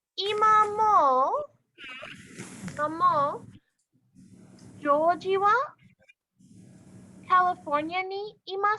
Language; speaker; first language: Japanese; non-native, fluent; English